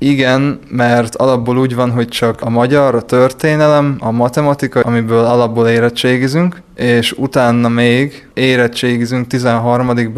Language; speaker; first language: Hungarian; native; Hungarian